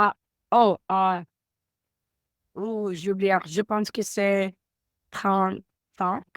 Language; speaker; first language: French; non-native, learner; Spanish